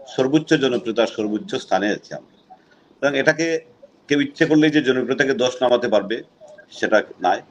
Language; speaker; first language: Bangla; native; Bangla